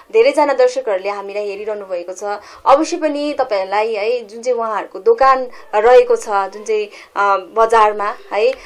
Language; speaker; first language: Nepali; native; Nepali